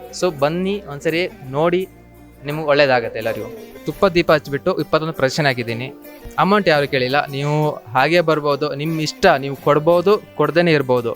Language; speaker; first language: Kannada; native; Kannada